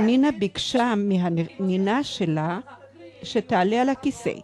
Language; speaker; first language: Hebrew; early bilingual, other home language; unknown